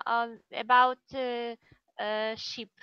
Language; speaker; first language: English; non-native, fluent; Russian